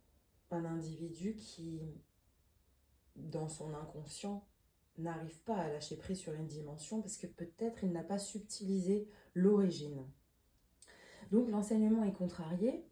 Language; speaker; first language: French; native; French